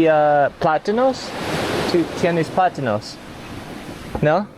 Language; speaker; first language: Spanish; non-native, learner; English